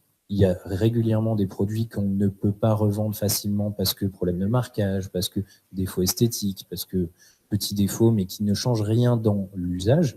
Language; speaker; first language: French; native; French